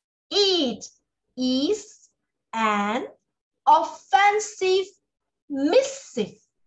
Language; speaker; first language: English; non-native, local second language; Chinese